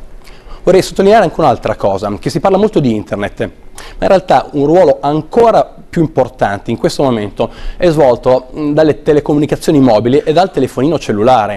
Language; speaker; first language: Italian; native; Italian